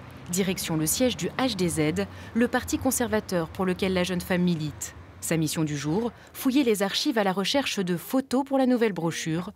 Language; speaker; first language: French; native; French